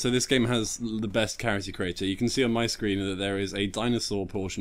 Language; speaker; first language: English; native; English